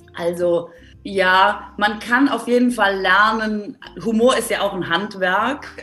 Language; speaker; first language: German; native; German